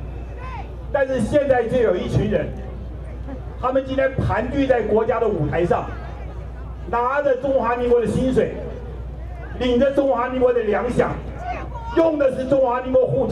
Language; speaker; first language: Chinese; native; Chinese